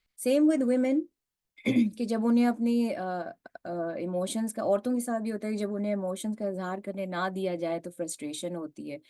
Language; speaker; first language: Urdu; early bilingual, heritage; Urdu